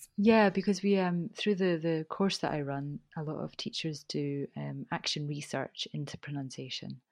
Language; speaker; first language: English; native; English